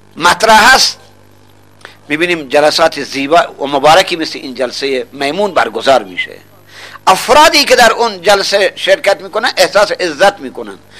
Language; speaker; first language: Persian; non-native, local second language; Baluchi